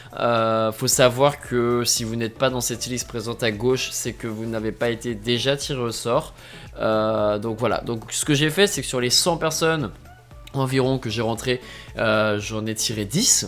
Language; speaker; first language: French; native; French